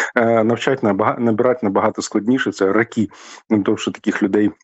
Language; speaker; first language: Ukrainian; native; Ukrainian